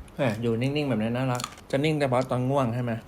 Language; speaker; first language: Thai; native; Thai